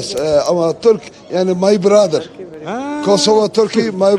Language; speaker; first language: English; non-native, learner; Turkish